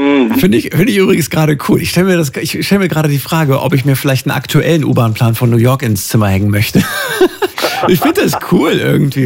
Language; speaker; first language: German; native; German